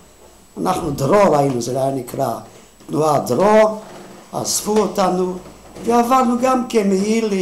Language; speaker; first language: Hebrew; non-native, fluent; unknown